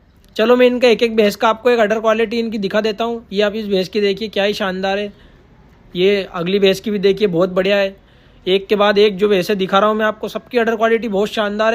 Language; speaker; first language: Hindi; native; Hindi